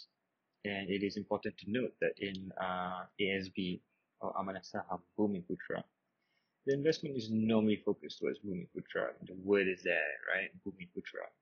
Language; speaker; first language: English; non-native, local second language; Malay